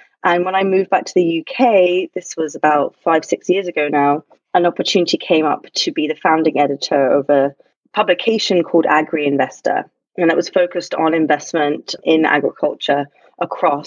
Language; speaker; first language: English; native; English